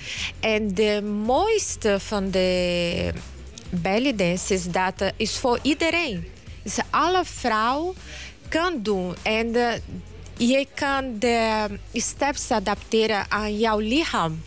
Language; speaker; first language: Dutch; non-native, learner; Portuguese